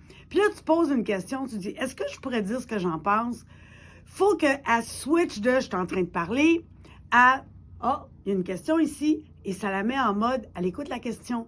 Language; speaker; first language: French; native; French